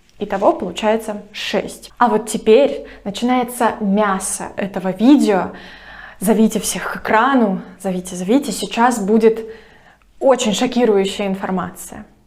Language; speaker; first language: Russian; native; Russian